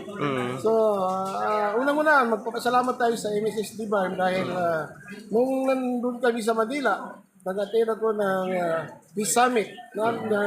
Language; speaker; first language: Filipino; non-native, local second language; Maguindanaon